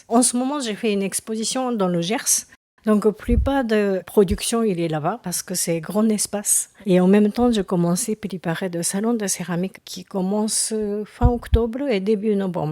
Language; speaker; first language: French; non-native, learner; Japanese